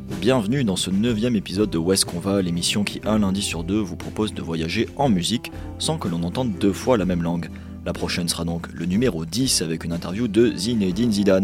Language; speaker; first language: French; native; French